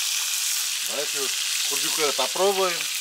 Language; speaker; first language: Russian; non-native, local second language; Uzbek